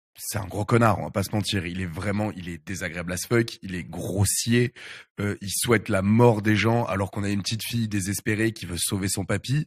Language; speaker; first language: French; native; French